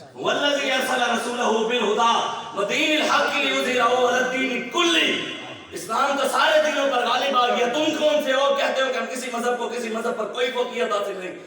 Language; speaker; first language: Urdu; non-native, local second language; Punjabi